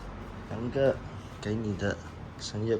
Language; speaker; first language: Chinese; non-native, learner; Khmer